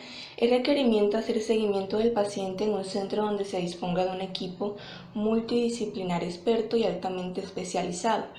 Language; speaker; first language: Spanish; native; Spanish